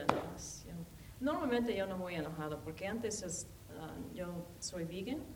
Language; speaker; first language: Spanish; non-native, learner; English